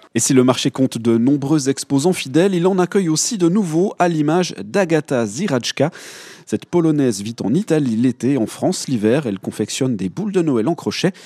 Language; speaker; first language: French; native; French